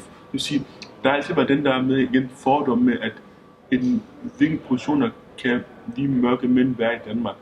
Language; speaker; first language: Danish; early bilingual, other home language; Lingala